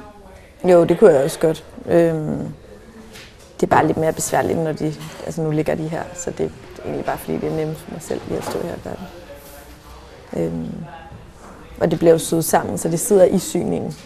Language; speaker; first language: Danish; native; Danish